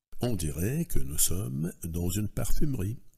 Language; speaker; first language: French; non-native, fluent; Russian